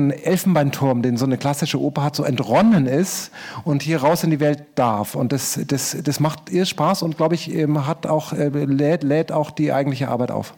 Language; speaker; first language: German; native; German